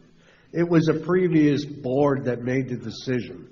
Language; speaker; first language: English; native; English